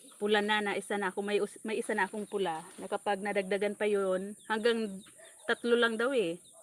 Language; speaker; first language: Filipino; non-native, local second language; Bikol